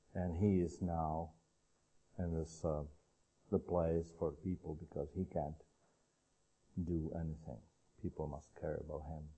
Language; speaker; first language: English; non-native, learner; Czech